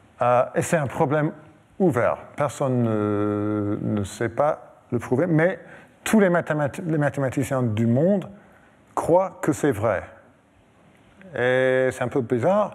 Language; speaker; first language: French; non-native, fluent; English